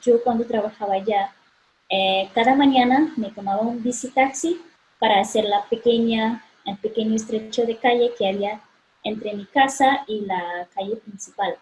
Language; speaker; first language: Spanish; non-native, fluent; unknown